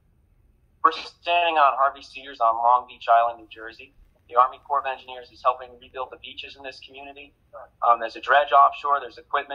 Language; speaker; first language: English; native; English